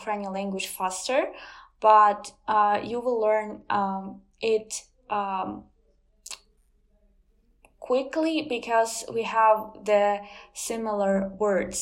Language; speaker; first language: English; non-native, fluent; Ukrainian